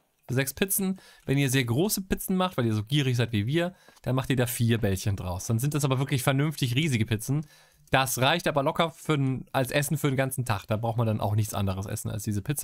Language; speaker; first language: German; native; German